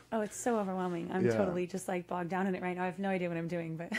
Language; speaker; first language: English; native; English